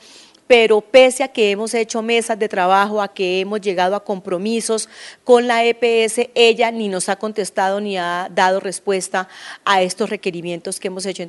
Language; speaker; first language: Spanish; native; Spanish